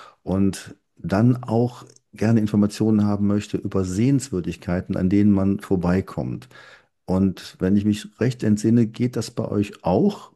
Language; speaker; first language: German; native; German